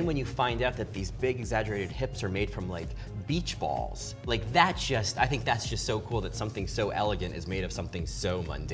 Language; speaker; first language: English; native; English